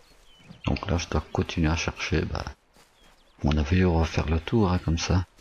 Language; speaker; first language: French; native; French